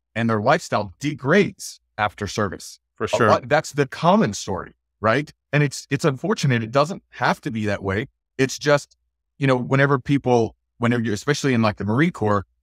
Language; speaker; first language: English; native; English